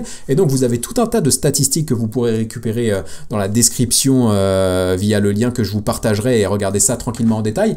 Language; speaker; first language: French; native; French